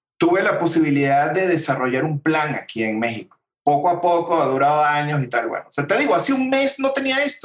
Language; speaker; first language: Spanish; native; Spanish